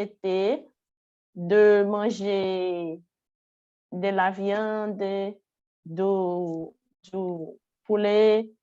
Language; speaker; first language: French; non-native, learner; Portuguese